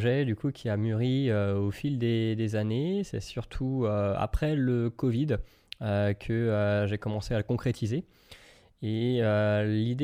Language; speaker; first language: French; native; French